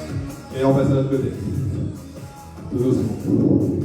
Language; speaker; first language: French; native; French